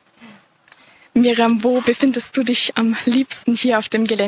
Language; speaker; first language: German; native; German